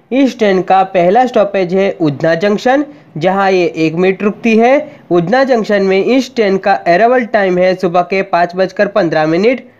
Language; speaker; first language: Hindi; non-native, local second language; Gujarati